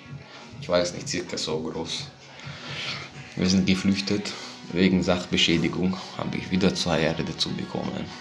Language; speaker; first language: German; non-native, fluent; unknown